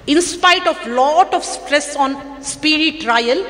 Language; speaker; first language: English; non-native, local second language; Kannada